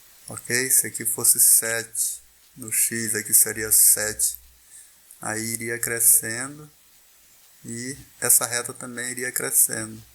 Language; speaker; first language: Portuguese; native; Portuguese